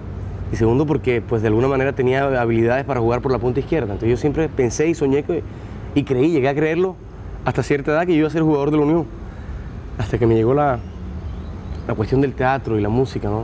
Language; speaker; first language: Spanish; native; Spanish